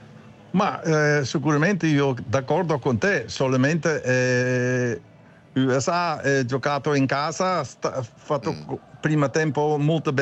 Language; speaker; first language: Italian; non-native, learner; Dutch